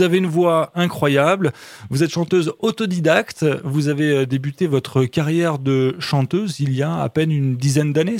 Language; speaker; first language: French; native; French